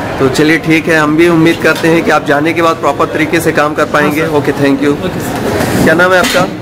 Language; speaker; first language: Hindi; native; Hindi